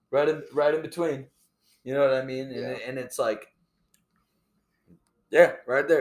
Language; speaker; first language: English; native; English